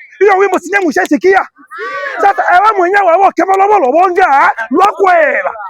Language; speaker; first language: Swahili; non-native, local second language; Lingala